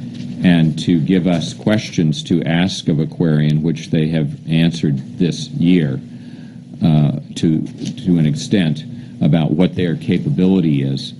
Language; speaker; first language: English; native; English